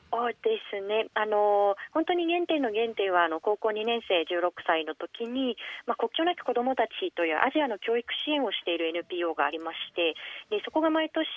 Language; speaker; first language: Japanese; native; Japanese